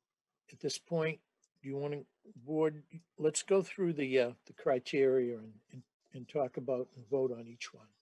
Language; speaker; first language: English; native; English